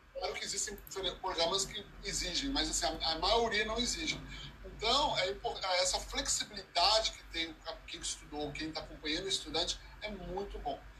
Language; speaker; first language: Portuguese; early bilingual, heritage; Portuguese